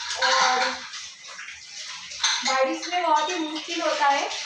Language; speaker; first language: Hindi; non-native, local second language; Bangla